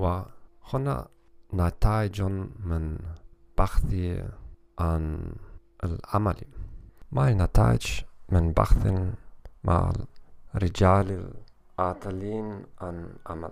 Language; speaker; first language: Arabic; non-native, learner; German